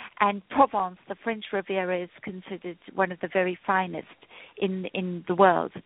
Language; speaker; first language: English; native; English